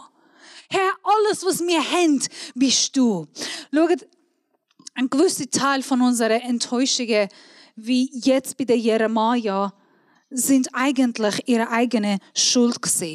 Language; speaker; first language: German; non-native, fluent; Persian